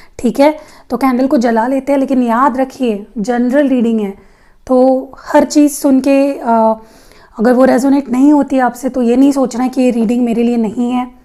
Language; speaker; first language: Hindi; non-native, local second language; Marathi